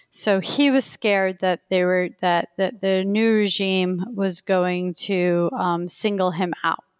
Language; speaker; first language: English; early bilingual, other home language; Persian